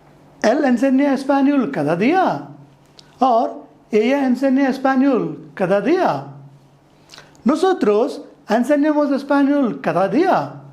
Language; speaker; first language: Spanish; non-native, fluent; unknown